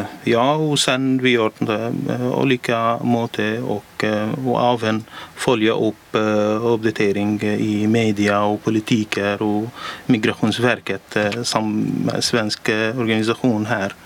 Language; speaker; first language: Swedish; non-native, learner; Arabic